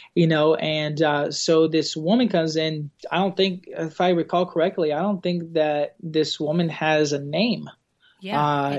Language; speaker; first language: English; non-native, fluent; Portuguese